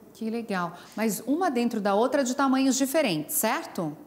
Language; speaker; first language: Portuguese; native; Portuguese